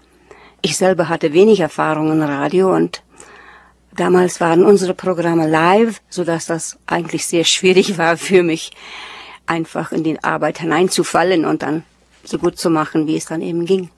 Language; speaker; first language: German; early bilingual, heritage; German